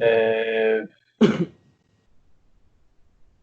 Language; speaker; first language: French; non-native, learner; English